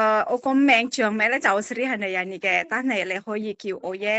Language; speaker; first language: Cantonese; non-native, fluent; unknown